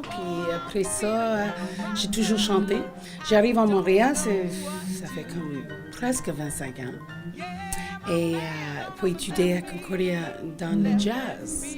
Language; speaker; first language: French; non-native, fluent; English